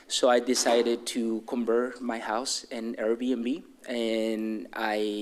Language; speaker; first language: English; non-native, fluent; Spanish